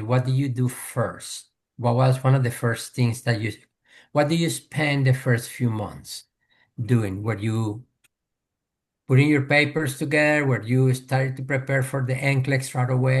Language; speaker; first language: English; non-native, fluent; Spanish